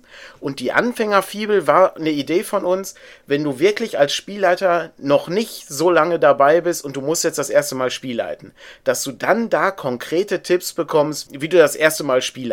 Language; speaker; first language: German; native; German